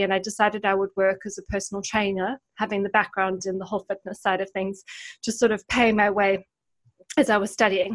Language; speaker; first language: English; native; English